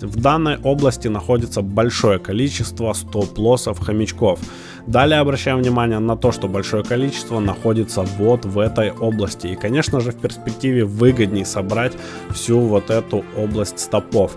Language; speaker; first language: Russian; native; Russian